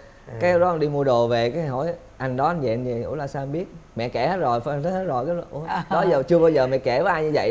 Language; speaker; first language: Vietnamese; native; Vietnamese